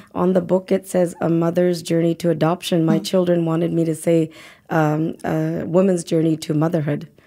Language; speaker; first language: English; native; English